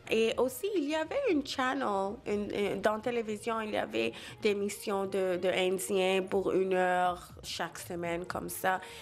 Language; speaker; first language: French; non-native, local second language; Bangla